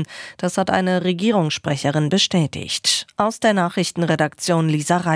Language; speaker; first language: German; native; German